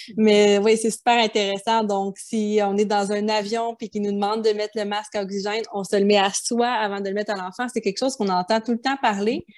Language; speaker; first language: French; native; French